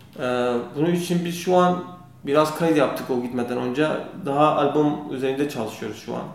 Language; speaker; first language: Turkish; non-native, learner; Kurdish